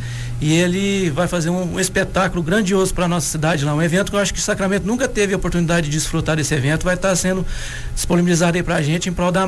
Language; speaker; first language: Portuguese; native; Portuguese